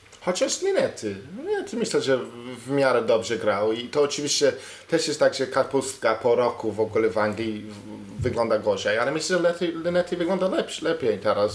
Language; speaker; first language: Polish; non-native, learner; English